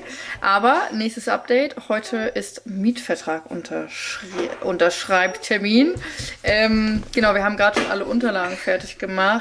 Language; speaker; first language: German; native; German